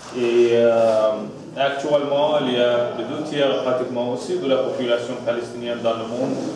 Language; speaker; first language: French; non-native, fluent; Arabic